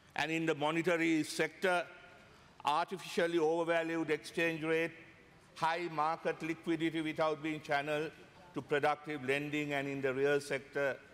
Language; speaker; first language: English; non-native, local second language; Sinhala